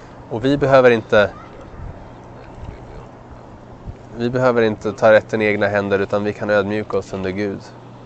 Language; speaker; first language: Swedish; native; Swedish